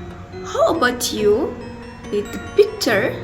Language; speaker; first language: English; non-native, fluent; Indonesian